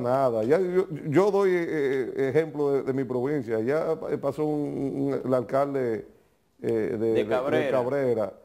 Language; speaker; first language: Spanish; native; Spanish